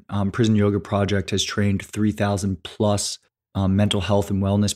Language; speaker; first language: English; native; English